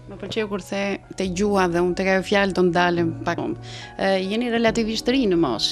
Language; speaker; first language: Albanian; native; Albanian